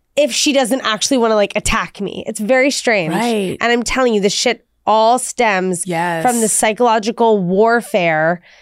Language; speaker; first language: English; native; English